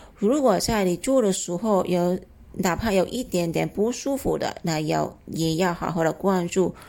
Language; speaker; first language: Chinese; non-native, local second language; Cantonese